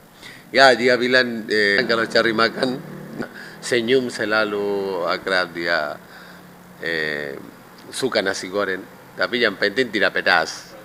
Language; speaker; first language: Indonesian; non-native, fluent; Spanish